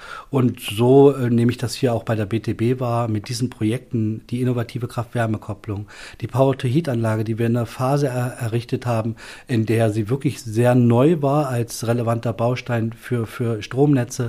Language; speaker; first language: German; native; German